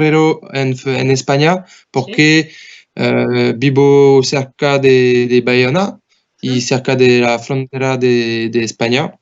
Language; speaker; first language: Spanish; non-native, learner; French